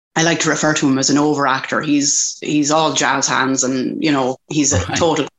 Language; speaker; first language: English; native; English